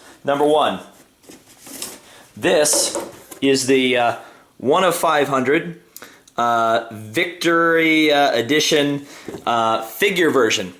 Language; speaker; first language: English; native; English